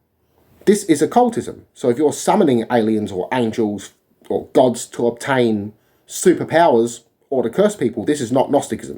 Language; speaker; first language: English; native; English